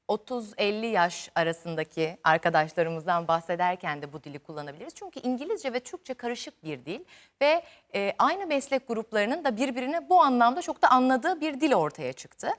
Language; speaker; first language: Turkish; native; Turkish